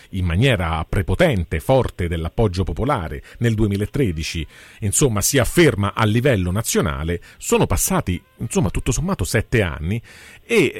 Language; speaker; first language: Italian; native; Italian